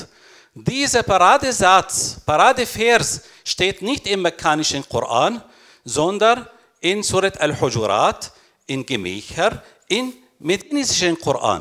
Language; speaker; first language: German; non-native, fluent; Arabic